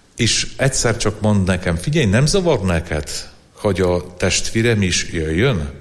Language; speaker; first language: Hungarian; non-native, fluent; Polish